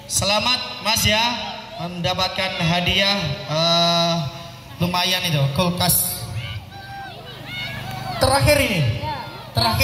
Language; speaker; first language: Indonesian; non-native, local second language; Javanese